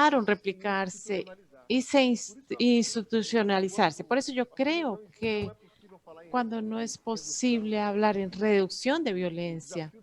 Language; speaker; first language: Spanish; non-native, fluent; Portuguese